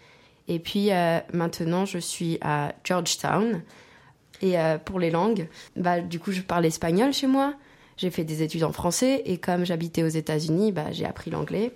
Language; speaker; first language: French; non-native, fluent; Spanish